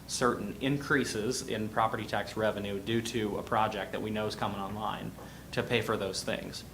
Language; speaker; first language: English; native; English